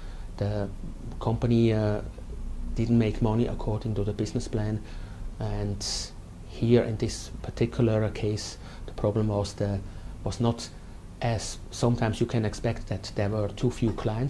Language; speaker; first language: English; non-native, fluent; German